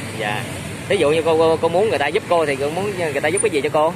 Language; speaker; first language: Vietnamese; native; Vietnamese